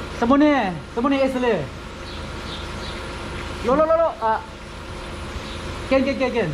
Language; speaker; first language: Hebrew; non-native, learner; Thai